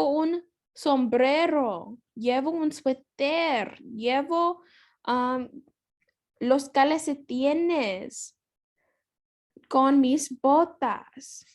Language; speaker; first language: Spanish; non-native, learner; English